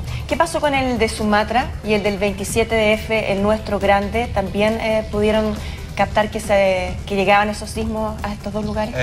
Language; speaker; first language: Spanish; native; Spanish